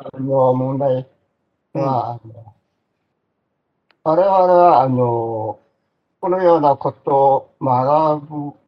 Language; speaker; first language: Japanese; non-native, fluent; Chinese